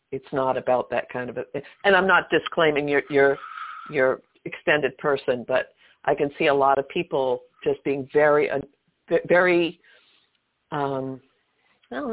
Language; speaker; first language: English; native; English